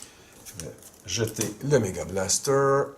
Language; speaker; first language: French; native; French